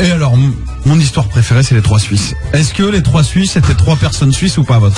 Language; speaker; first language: French; native; French